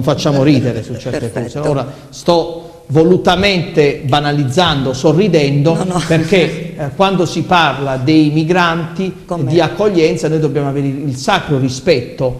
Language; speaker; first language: Italian; native; Italian